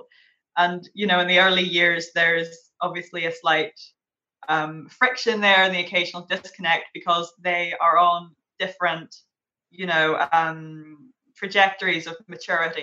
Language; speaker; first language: English; native; English